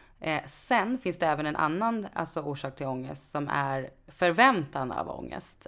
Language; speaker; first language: Swedish; native; Swedish